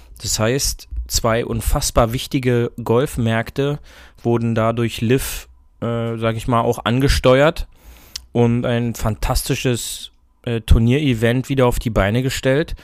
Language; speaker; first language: German; native; German